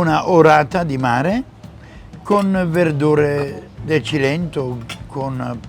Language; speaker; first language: Italian; native; Italian